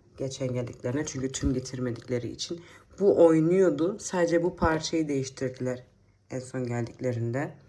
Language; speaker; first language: Turkish; early bilingual, heritage; Turkish